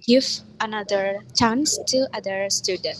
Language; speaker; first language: English; non-native, learner; Indonesian